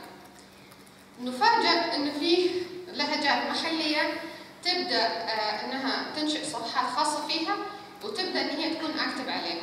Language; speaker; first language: Arabic; native; Arabic